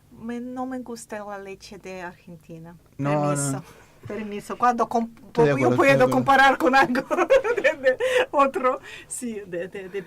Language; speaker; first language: Spanish; non-native, fluent; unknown